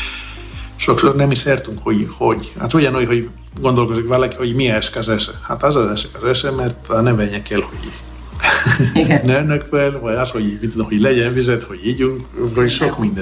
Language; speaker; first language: Hungarian; non-native, learner; Greek